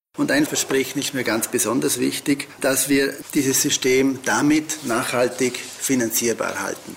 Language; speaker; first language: German; native; German